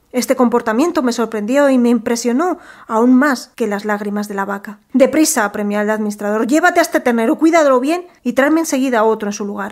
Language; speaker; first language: Spanish; native; Spanish